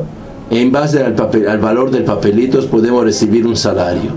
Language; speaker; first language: Spanish; non-native, fluent; Italian